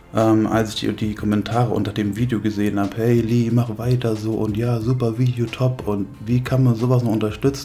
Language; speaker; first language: German; native; German